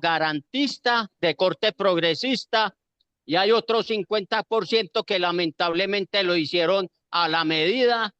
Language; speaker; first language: Spanish; native; Spanish